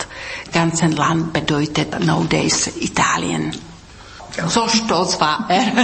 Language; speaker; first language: German; non-native, fluent; Czech